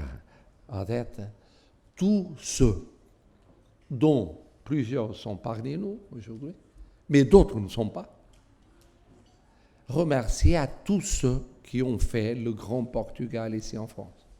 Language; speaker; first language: French; non-native, fluent; Portuguese